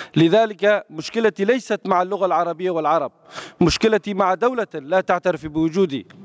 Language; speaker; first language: Arabic; non-native, local second language; Kurdish